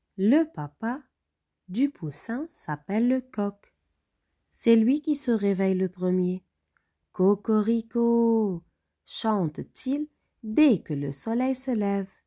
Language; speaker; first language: French; native; French